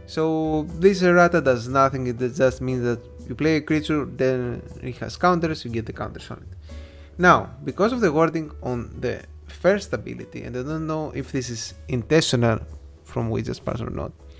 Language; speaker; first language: English; non-native, fluent; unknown